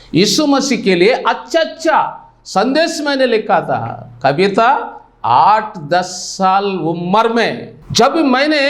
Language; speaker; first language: Hindi; non-native, local second language; Telugu